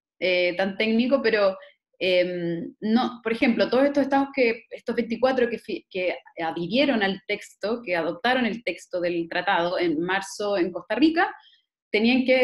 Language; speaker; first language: Spanish; native; Spanish